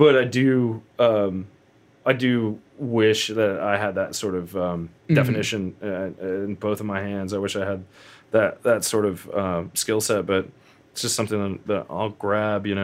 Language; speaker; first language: English; native; English